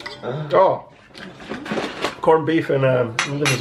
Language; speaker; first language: English; native; English